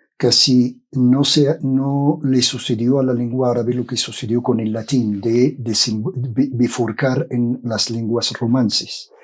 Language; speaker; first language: Spanish; non-native, fluent; Arabic